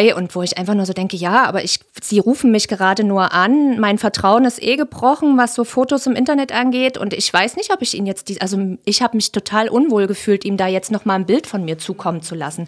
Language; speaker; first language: German; native; German